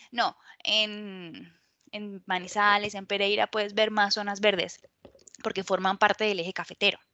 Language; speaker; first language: Spanish; native; Spanish